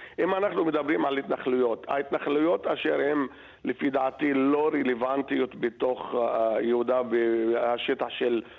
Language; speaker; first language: Hebrew; non-native, local second language; Arabic